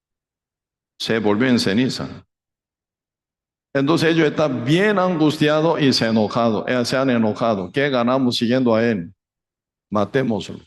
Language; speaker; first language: Spanish; non-native, fluent; Korean